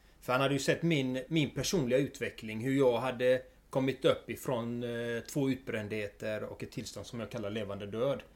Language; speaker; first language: Swedish; native; Swedish